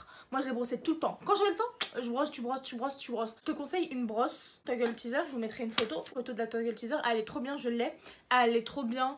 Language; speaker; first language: French; native; French